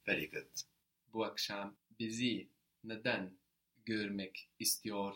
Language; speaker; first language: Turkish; non-native, fluent; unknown